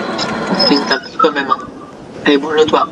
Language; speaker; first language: French; native; French